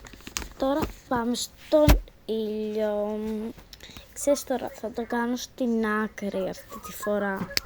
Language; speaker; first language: Greek; native; Greek